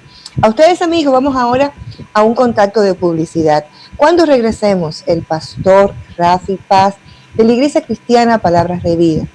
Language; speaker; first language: Spanish; native; Spanish